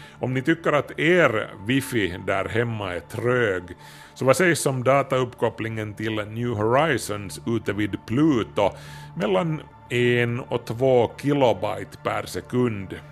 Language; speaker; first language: Swedish; native; Swedish